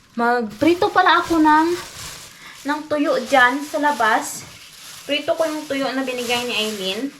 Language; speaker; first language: Filipino; non-native, local second language; Cebuano